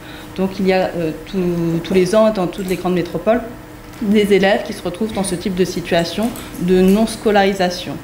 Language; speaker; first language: French; native; French